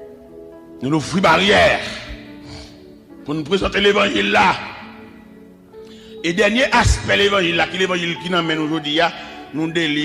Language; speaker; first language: French; non-native, local second language; Haitian Creole